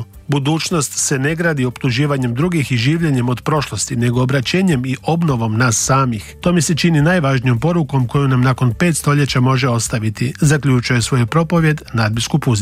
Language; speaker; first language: Bosnian; native; Bosnian